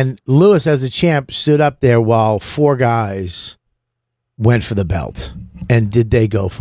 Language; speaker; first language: English; native; English